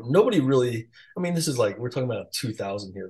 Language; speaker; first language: English; early bilingual, other home language; Chinese